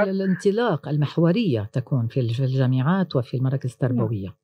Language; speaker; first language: Arabic; native; Arabic